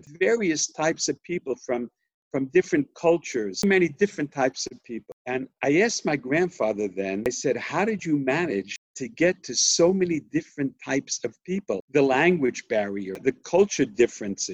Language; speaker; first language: English; native; English